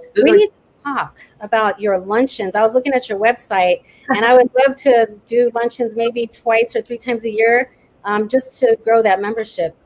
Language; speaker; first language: English; native; English